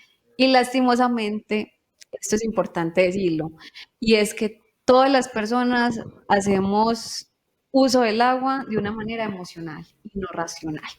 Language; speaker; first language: Spanish; native; Spanish